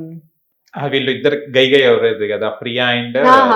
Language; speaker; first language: Telugu; native; Telugu